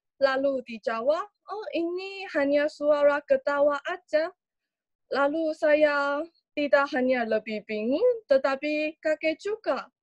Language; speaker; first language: Indonesian; non-native, learner; Chinese